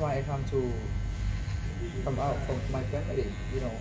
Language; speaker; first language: English; non-native, learner; Thai